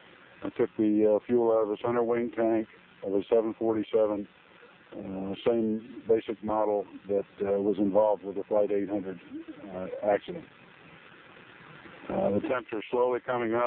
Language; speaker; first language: English; native; English